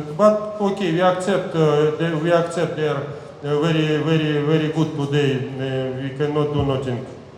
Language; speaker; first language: English; non-native, learner; Russian